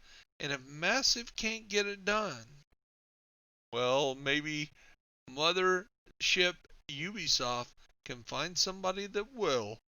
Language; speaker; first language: English; native; English